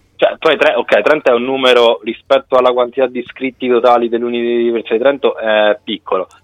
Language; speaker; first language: Italian; native; Italian